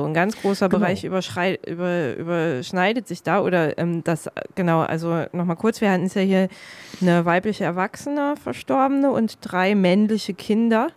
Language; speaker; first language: German; native; German